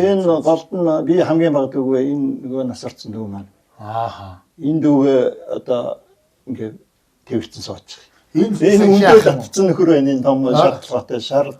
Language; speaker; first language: Mongolian; native; Mongolian